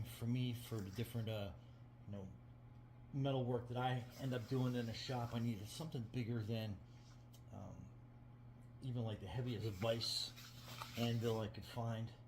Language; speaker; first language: English; native; English